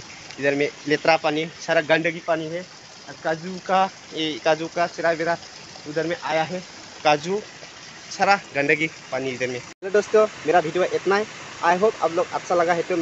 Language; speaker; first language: Hindi; non-native, local second language; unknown